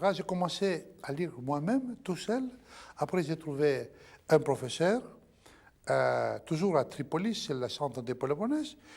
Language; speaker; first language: French; non-native, fluent; Greek